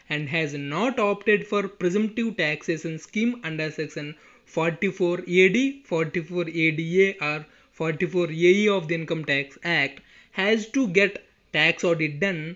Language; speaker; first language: English; non-native, local second language; Telugu